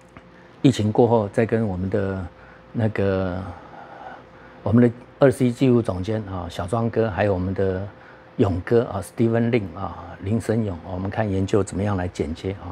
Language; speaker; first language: Chinese; native; Chinese